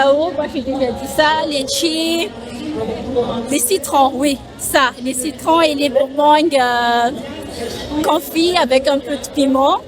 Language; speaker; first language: French; non-native, local second language; Malagasy